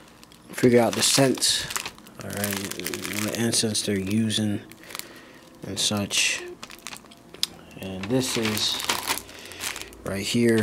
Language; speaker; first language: English; native; English